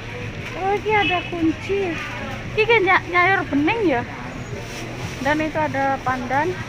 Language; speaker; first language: Indonesian; non-native, local second language; Javanese